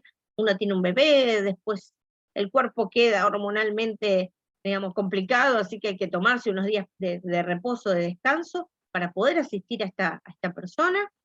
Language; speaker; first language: Spanish; native; Spanish